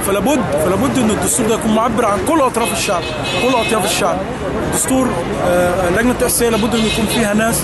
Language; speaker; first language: Arabic; native; Arabic